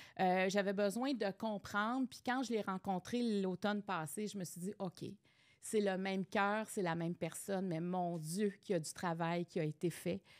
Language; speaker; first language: French; native; French